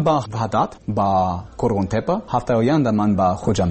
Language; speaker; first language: Persian; non-native, learner; English